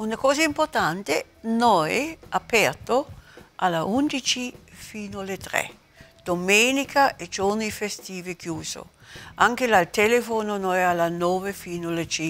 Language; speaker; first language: Italian; non-native, learner; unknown